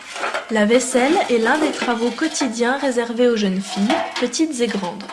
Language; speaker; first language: French; native; French